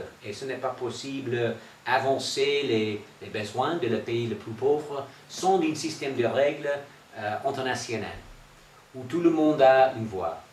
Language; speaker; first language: French; non-native, fluent; English